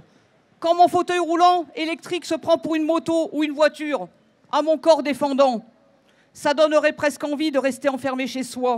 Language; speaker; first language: French; native; French